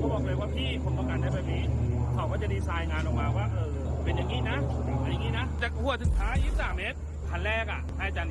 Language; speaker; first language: Thai; native; Thai